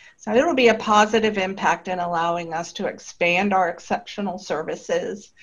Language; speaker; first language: English; native; English